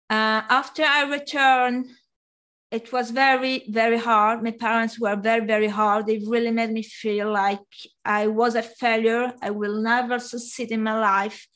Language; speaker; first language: English; non-native, fluent; Italian